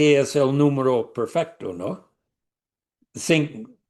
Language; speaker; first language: Spanish; non-native, learner; English